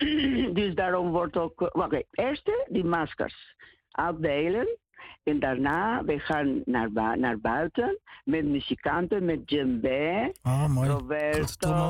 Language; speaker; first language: Dutch; non-native, learner; Spanish